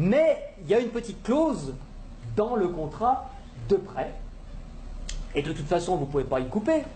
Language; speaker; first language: French; native; French